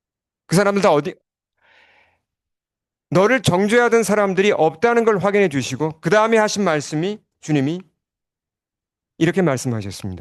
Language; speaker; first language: Korean; native; Korean